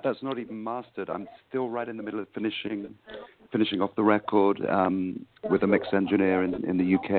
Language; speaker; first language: English; native; English